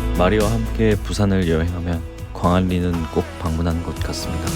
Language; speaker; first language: Korean; native; Korean